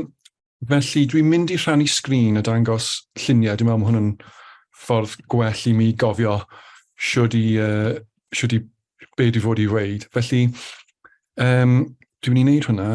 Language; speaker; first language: Welsh; native; Welsh